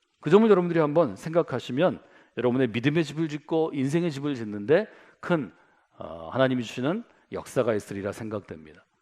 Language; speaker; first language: Korean; native; Korean